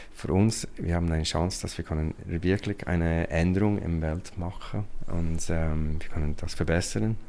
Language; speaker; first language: German; non-native, learner; English